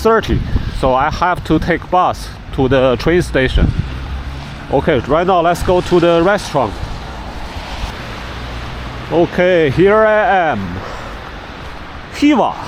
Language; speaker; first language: English; non-native, fluent; Chinese